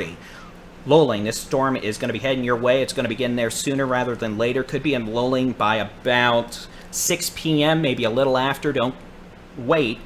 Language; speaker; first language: English; native; English